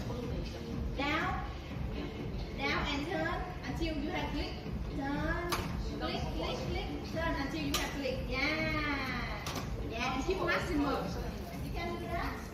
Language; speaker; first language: English; non-native, learner; Vietnamese